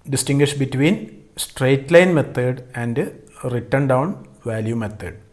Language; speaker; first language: English; non-native, local second language; Malayalam